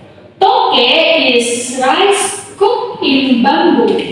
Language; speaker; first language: English; non-native, learner; Indonesian